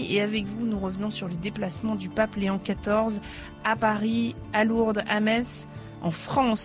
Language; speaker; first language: French; native; French